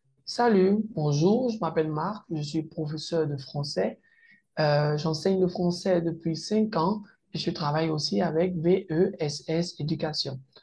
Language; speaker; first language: French; native; French